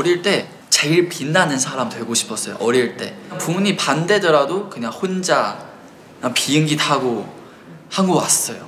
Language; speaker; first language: Korean; non-native, fluent; Chinese